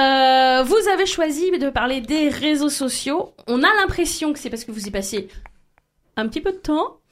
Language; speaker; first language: French; native; French